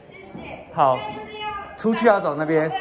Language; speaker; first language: Chinese; native; Chinese